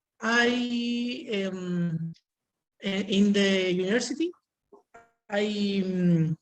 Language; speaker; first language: English; non-native, learner; Spanish